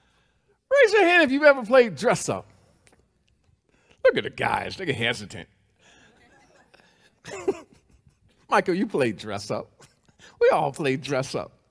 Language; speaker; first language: English; native; English